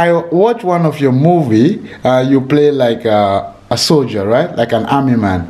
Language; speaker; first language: English; non-native, fluent; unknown